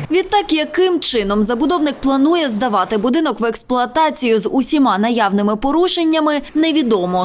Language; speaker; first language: Ukrainian; native; Ukrainian